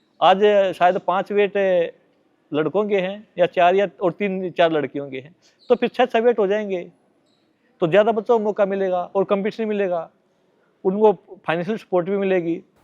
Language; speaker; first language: Hindi; native; Hindi